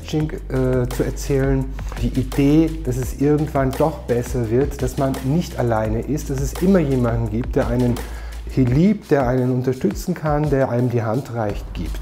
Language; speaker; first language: German; native; German